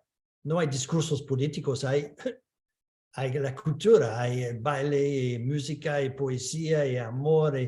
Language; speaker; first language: Spanish; non-native, fluent; English